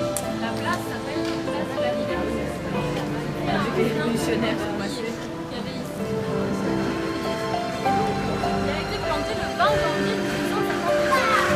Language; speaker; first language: French; native; French